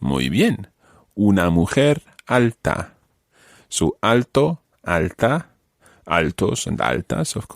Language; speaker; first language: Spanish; non-native, fluent; English